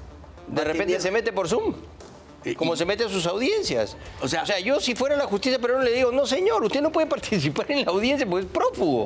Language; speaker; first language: Spanish; native; Spanish